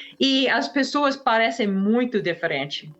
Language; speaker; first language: Portuguese; non-native, fluent; English